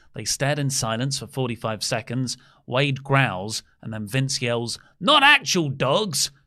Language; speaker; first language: English; native; English